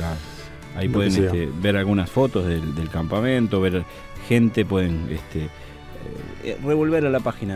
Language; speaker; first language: Spanish; native; Spanish